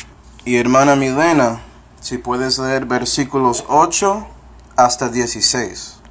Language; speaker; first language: Spanish; non-native, fluent; English